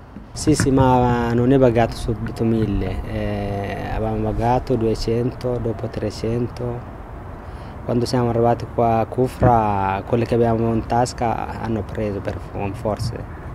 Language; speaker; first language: Italian; non-native, learner; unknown